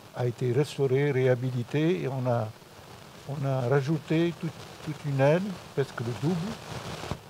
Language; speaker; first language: French; non-native, local second language; Arabic